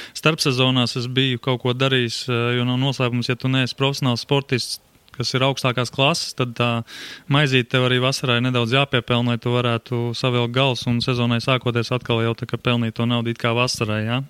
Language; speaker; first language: Latvian; native; Latvian